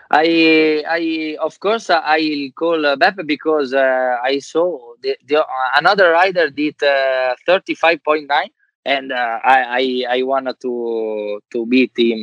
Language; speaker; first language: English; non-native, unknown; Italian